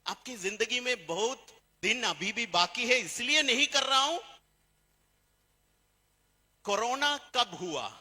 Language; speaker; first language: Hindi; non-native, fluent; Bangla